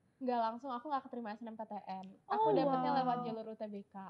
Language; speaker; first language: Indonesian; native; Indonesian